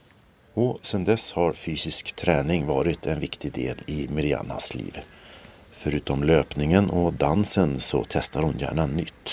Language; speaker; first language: Swedish; native; Swedish